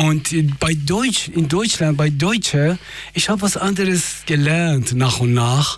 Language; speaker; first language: German; non-native, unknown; Persian